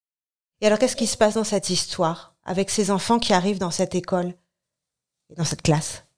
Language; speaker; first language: French; native; French